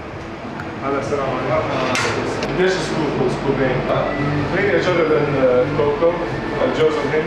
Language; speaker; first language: Arabic; non-native, fluent; English